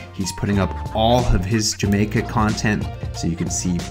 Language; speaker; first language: English; native; English